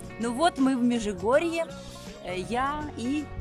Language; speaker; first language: Russian; native; Russian